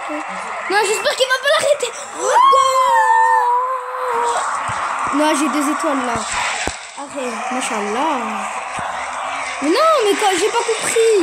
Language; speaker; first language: French; native; French